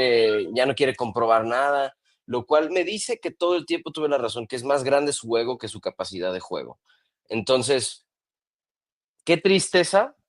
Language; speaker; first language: Spanish; native; Spanish